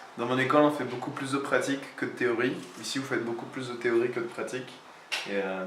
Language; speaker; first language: French; native; French